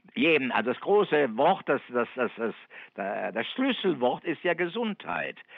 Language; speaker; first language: German; non-native, fluent; Italian